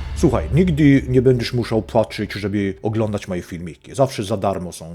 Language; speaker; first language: Polish; non-native, fluent; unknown